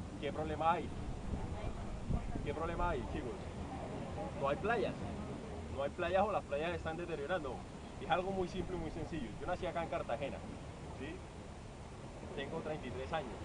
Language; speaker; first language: Spanish; native; Spanish